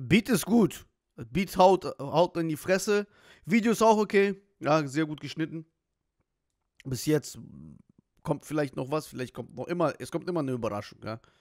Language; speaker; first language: German; native; German